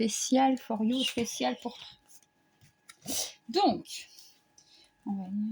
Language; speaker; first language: French; native; French